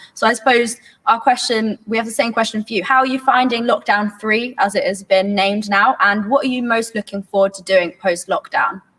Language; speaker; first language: English; native; English